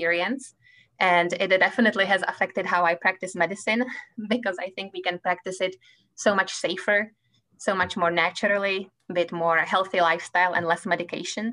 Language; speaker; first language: English; non-native, fluent; Czech